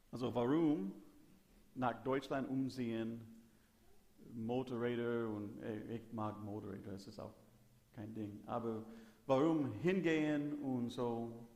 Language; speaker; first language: German; non-native, fluent; English